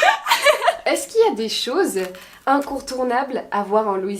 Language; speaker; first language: French; native; French